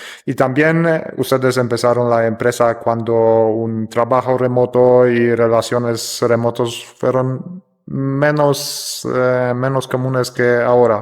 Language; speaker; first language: Spanish; non-native, fluent; Polish